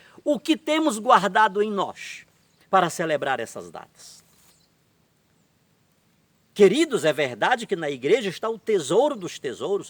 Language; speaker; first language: Portuguese; native; Portuguese